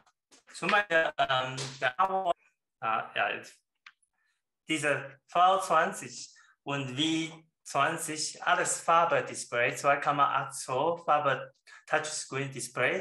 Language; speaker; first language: German; non-native, learner; Chinese